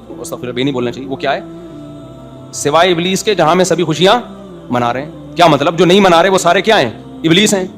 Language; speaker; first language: Urdu; native; Urdu